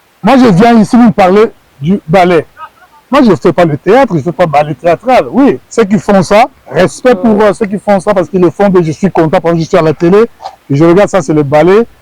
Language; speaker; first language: French; non-native, local second language; Lingala